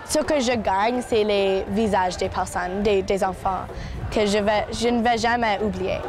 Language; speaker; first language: French; non-native, local second language; English